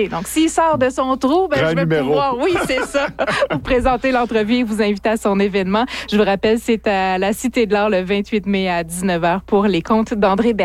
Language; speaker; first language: French; native; French